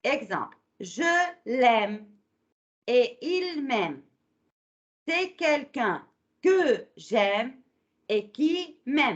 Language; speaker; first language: French; non-native, fluent; Arabic